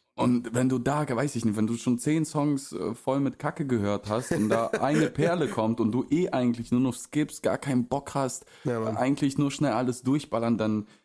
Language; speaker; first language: German; early bilingual, other home language; Russian